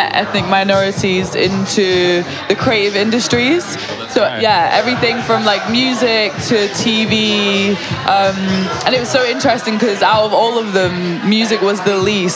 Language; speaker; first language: English; native; English